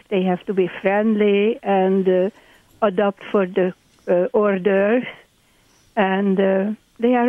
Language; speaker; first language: English; non-native, fluent; Hungarian